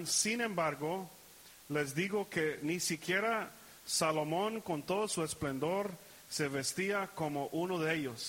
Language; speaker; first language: Spanish; early bilingual, heritage; Spanish